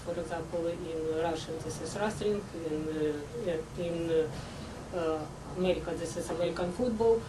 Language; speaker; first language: English; non-native, learner; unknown